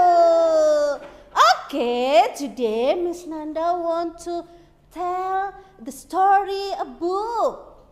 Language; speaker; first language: English; non-native, learner; Indonesian